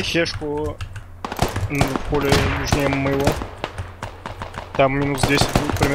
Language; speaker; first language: Russian; native; Russian